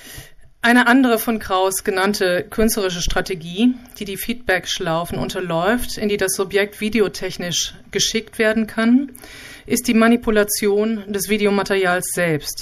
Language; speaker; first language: German; native; German